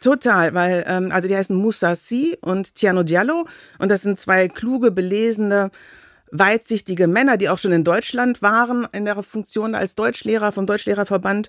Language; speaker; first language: German; native; German